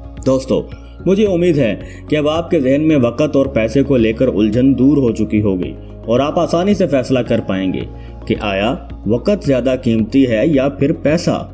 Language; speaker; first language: Urdu; native; Urdu